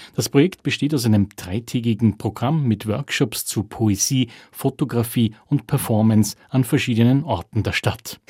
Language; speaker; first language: German; native; German